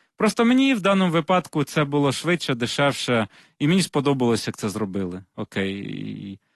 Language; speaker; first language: Ukrainian; non-native, local second language; Russian